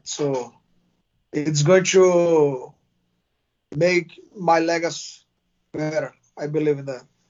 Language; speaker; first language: English; non-native, fluent; Portuguese